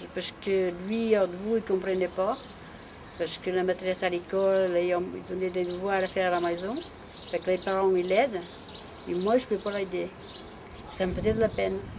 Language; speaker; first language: French; non-native, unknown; Portuguese